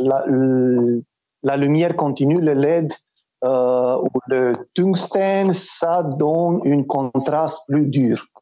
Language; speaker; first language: French; non-native, fluent; Romanian